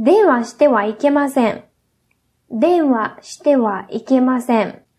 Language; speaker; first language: Japanese; non-native, learner; Portuguese